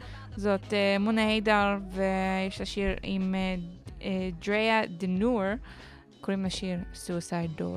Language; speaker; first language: Hebrew; non-native, local second language; Arabic